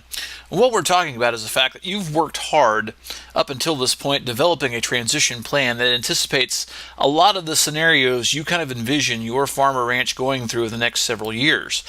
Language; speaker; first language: English; native; English